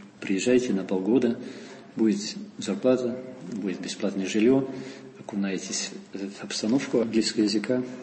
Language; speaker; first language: Russian; non-native, fluent; Dutch